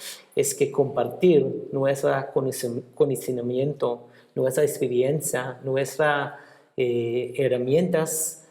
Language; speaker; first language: Spanish; non-native, fluent; Hebrew